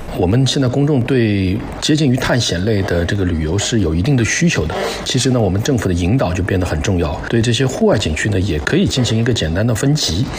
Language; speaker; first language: Chinese; native; Chinese